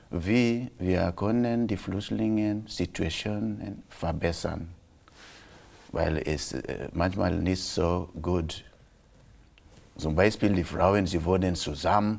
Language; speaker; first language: German; non-native, local second language; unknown